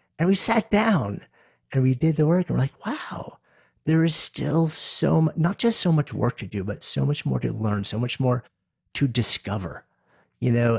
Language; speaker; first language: English; native; English